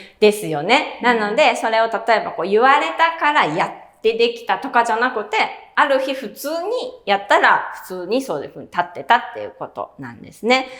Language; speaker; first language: Japanese; native; Japanese